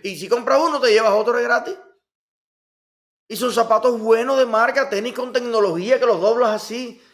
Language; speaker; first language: Spanish; native; Spanish